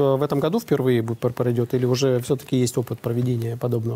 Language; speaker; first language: Russian; native; Russian